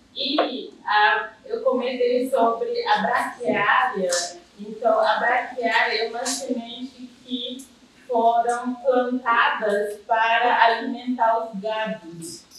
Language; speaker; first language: Portuguese; non-native, local second language; Guarani